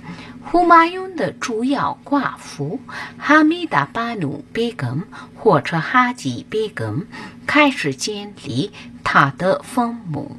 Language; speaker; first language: Chinese; non-native, fluent; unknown